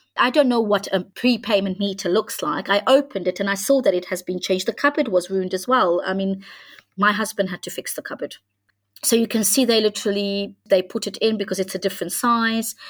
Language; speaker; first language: English; non-native, fluent; Hungarian